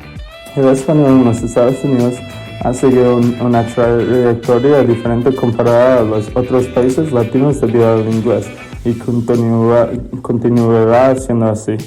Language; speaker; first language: Spanish; non-native, learner; English